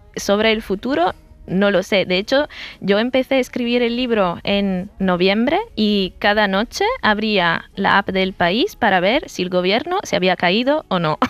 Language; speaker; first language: Spanish; non-native, fluent; Italian